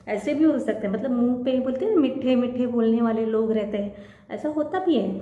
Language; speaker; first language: Hindi; non-native, local second language; Marathi